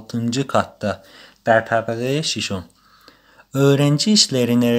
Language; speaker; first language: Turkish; non-native, fluent; Persian